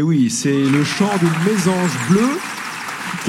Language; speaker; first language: French; native; French